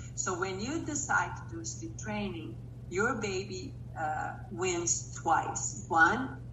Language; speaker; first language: English; non-native, fluent; Portuguese